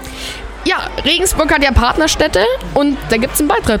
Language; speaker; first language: German; native; German